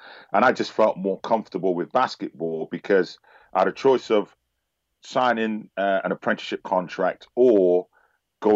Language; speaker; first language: English; native; English